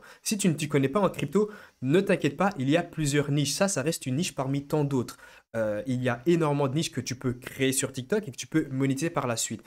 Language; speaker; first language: French; native; French